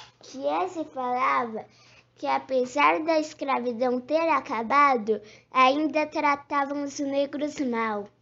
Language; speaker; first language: Portuguese; native; Portuguese